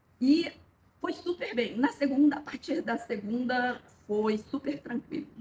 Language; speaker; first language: Portuguese; early bilingual, other home language; Korean